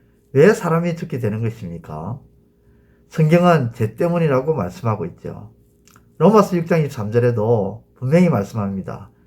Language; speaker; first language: Korean; native; Korean